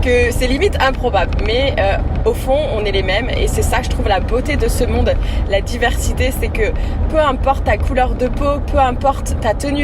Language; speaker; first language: French; native; French